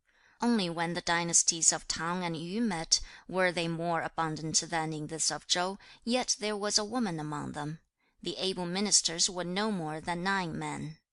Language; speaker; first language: English; non-native, fluent; Chinese